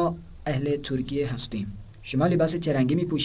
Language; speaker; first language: Persian; non-native, fluent; Urdu